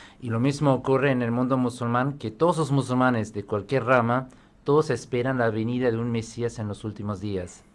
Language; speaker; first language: Spanish; non-native, fluent; Urdu